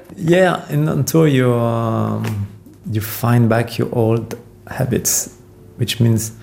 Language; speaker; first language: English; non-native, fluent; French